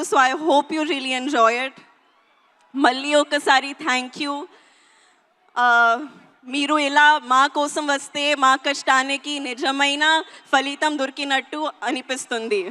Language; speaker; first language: Telugu; non-native, learner; Hindi